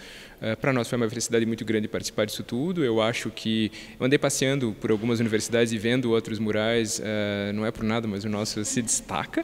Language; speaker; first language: Portuguese; native; Portuguese